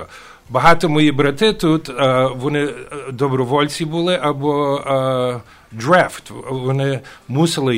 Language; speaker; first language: Ukrainian; early bilingual, heritage; Ukrainian